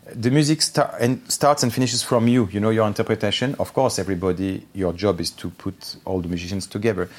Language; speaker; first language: English; non-native, fluent; Armenian